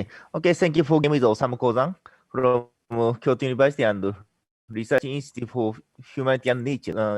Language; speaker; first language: English; non-native, learner; Japanese